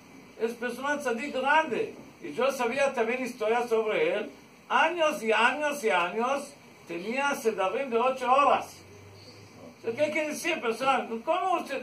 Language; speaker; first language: Spanish; non-native, learner; Hebrew